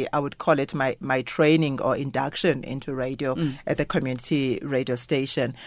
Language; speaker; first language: English; non-native, local second language; Xhosa